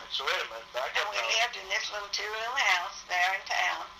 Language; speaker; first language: English; native; English